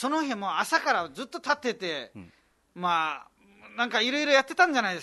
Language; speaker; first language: Japanese; non-native, fluent; Nepali